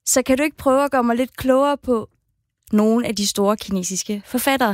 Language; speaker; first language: Danish; native; Danish